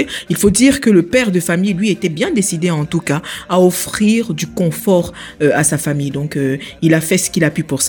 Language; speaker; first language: French; native; French